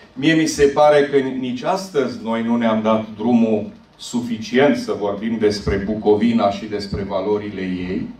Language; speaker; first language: Romanian; native; Romanian